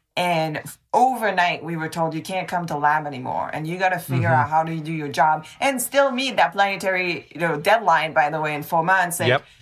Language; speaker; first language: English; non-native, fluent; French